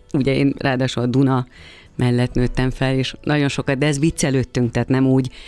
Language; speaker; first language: Hungarian; native; Hungarian